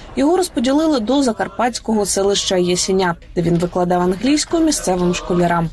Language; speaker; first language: Ukrainian; native; Ukrainian